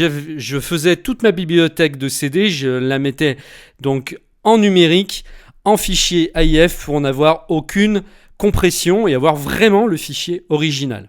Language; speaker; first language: French; native; French